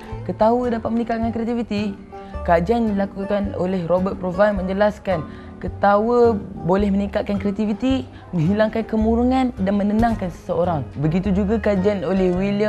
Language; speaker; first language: Malay; native; Malay